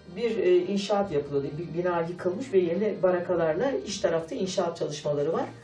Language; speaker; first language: Turkish; native; Turkish